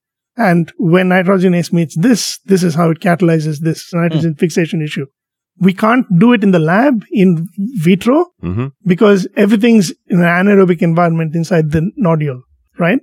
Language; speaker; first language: English; non-native, local second language; Tamil